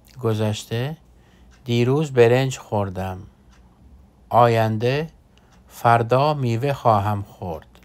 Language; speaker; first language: Persian; non-native, fluent; Urdu